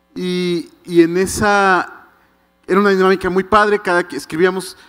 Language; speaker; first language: Spanish; native; Spanish